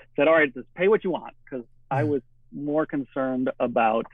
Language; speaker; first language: English; native; English